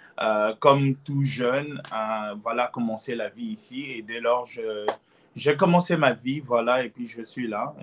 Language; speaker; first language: French; non-native, local second language; Lingala